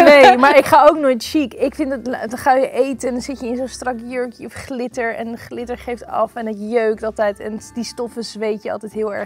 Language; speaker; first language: Dutch; native; Dutch